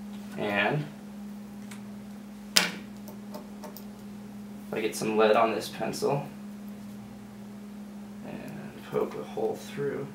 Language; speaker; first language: English; native; English